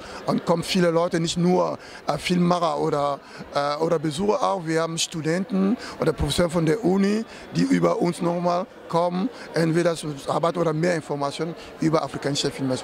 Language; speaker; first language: German; non-native, fluent; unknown